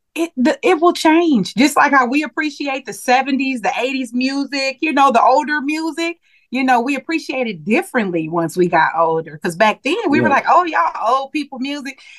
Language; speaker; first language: English; native; English